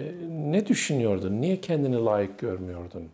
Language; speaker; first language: Turkish; native; Turkish